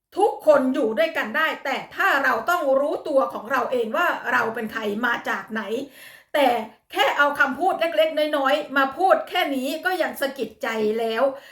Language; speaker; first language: Thai; native; Thai